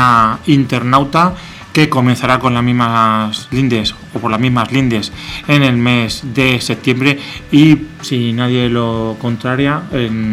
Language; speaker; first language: Spanish; native; Spanish